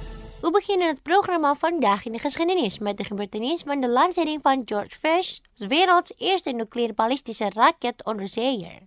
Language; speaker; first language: Dutch; non-native, fluent; Indonesian